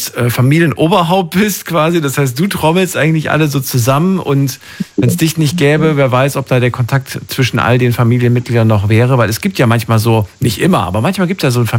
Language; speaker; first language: German; native; German